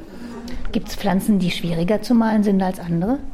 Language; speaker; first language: German; native; German